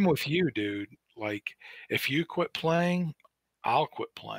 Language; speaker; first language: English; native; English